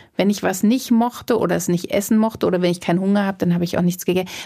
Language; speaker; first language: German; native; German